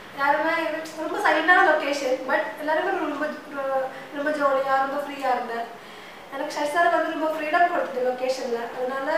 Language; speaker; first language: Tamil; non-native, learner; Malayalam